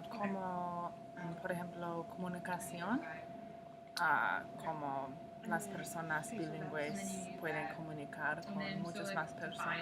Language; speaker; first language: Spanish; non-native, learner; English